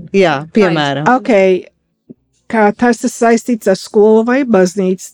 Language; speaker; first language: Latvian; early bilingual, heritage; Latvian